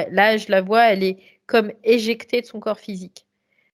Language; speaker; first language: French; native; French